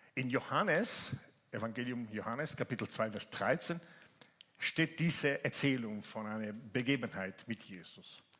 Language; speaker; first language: German; non-native, fluent; Italian